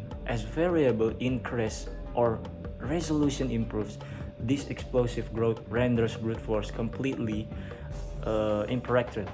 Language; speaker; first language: English; non-native, learner; Indonesian